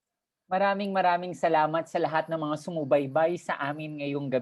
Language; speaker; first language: Filipino; native; Filipino